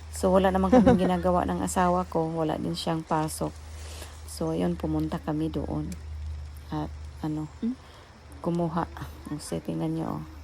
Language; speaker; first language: Filipino; non-native, local second language; Cebuano